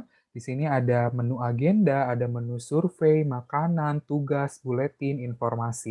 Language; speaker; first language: Indonesian; native; Indonesian